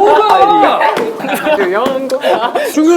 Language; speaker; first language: Korean; non-native, fluent; Chinese